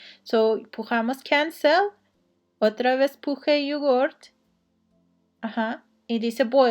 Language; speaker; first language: Spanish; non-native, learner; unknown